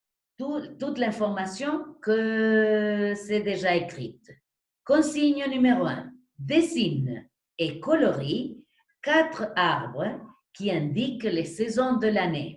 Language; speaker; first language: French; non-native, fluent; Spanish